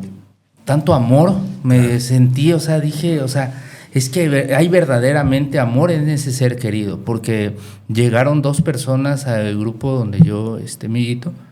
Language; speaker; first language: Spanish; native; Spanish